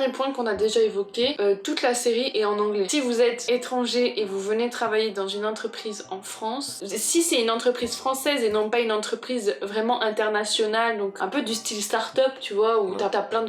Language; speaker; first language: French; native; French